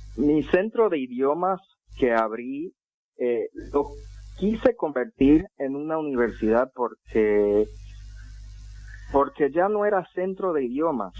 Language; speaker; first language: Spanish; non-native, fluent; English